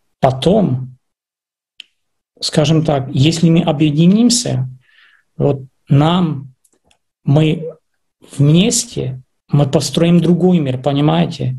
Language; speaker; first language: Russian; non-native, fluent; Czech